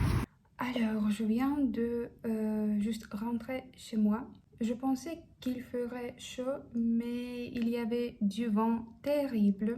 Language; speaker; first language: French; non-native, fluent; Russian